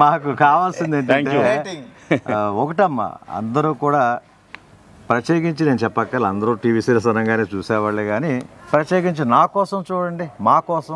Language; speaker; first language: Telugu; native; Telugu